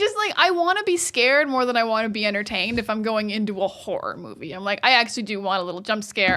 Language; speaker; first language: English; native; English